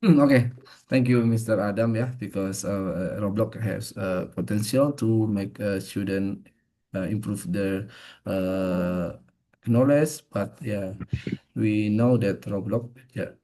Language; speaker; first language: English; non-native, fluent; Indonesian